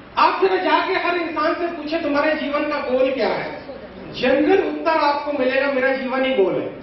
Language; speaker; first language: Hindi; native; Hindi